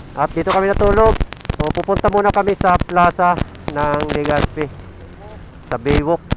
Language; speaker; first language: Filipino; native; Filipino